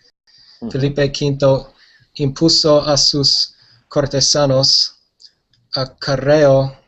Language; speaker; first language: Spanish; non-native, learner; English